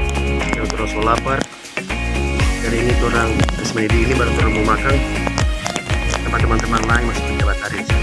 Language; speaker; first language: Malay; non-native, local second language; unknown